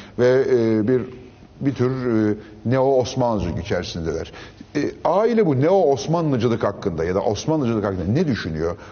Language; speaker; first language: Turkish; native; Turkish